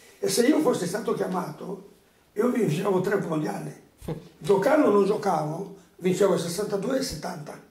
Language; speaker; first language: Italian; non-native, fluent; Portuguese